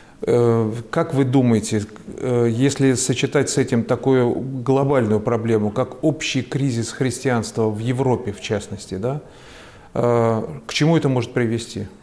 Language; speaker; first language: Russian; native; Russian